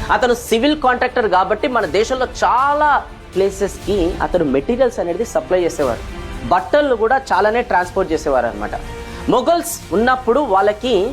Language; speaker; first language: Telugu; non-native, local second language; Lambadi